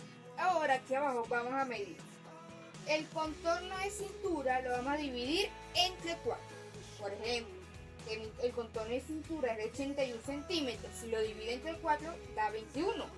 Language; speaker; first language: Spanish; native; Spanish